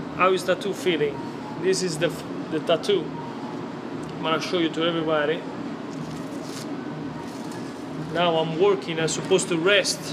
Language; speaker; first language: English; non-native, fluent; Italian